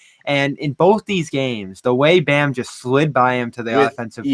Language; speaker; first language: English; native; English